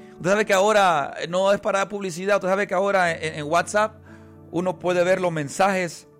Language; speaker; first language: Spanish; early bilingual, heritage; Spanish